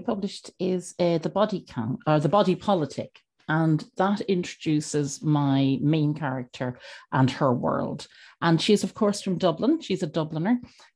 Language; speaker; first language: English; native; English